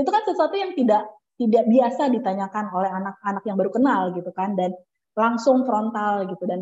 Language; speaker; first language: Indonesian; native; Indonesian